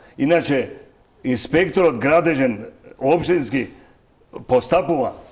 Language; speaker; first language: Macedonian; non-native, local second language; Albanian